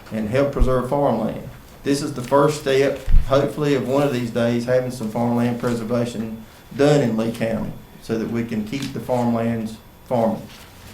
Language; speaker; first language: English; native; English